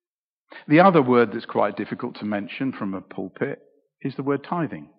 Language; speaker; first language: English; native; English